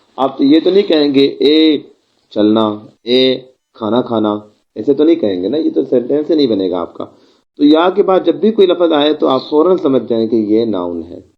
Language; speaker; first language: Urdu; non-native, local second language; Baluchi